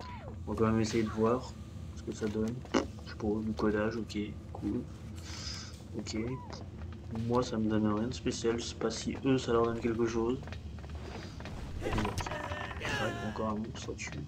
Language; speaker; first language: French; native; French